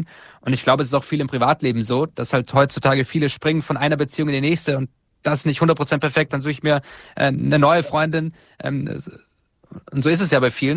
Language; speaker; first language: German; native; German